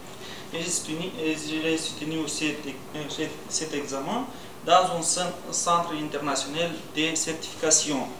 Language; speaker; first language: French; non-native, learner; Romanian